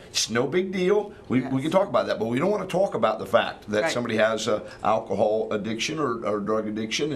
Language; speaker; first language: English; native; English